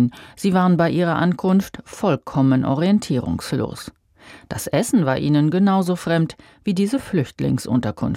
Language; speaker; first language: German; native; German